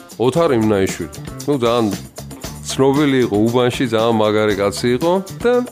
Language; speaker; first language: Georgian; native; Georgian